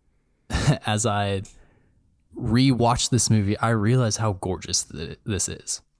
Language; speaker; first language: English; native; English